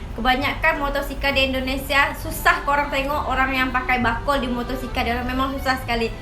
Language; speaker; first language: Malay; native; Malay